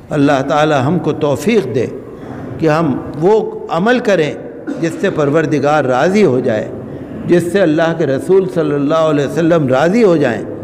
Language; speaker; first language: Urdu; native; Urdu